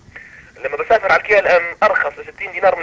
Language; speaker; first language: Arabic; native; Arabic